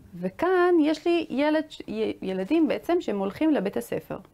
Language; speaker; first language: Hebrew; native; Hebrew